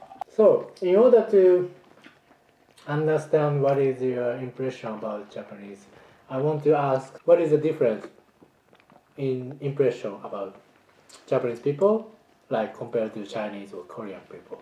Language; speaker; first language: English; non-native, fluent; Japanese